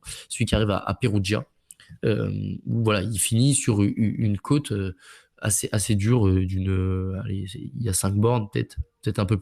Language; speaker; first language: French; native; French